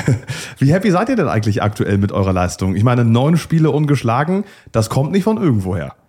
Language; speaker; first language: German; native; German